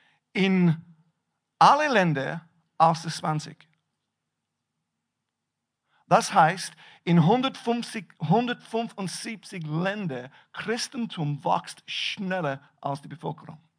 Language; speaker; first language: German; non-native, fluent; English